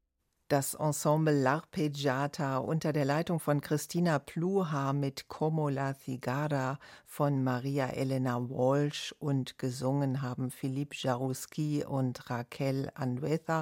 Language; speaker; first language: German; native; German